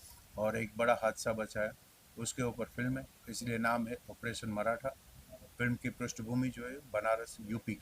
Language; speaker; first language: Hindi; native; Hindi